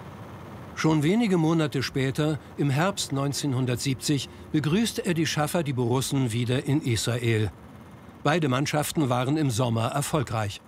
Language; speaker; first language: German; native; German